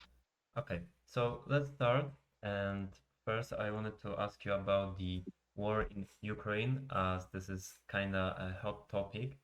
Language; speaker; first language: English; non-native, fluent; Polish